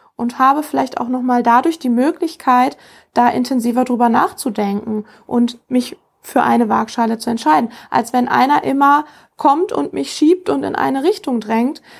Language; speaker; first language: German; native; German